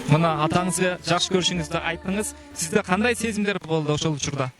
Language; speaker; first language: Kyrgyz; native; Kyrgyz